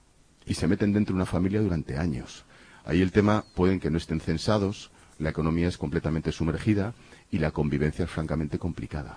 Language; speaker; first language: Spanish; native; Spanish